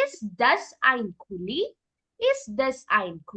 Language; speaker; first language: German; non-native, fluent; Malayalam